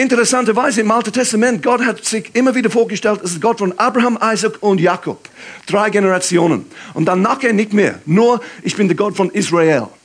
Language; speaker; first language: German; non-native, fluent; English